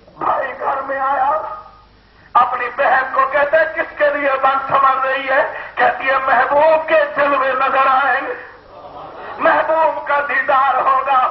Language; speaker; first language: Urdu; non-native, local second language; Sindhi